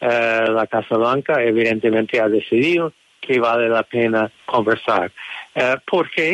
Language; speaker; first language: Spanish; non-native, fluent; English